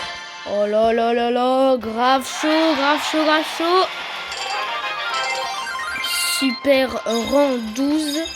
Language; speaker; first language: French; native; French